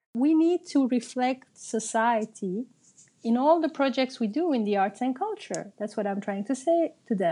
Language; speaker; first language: English; non-native, fluent; Turkish